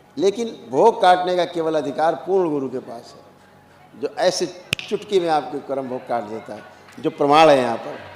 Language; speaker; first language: Hindi; native; Hindi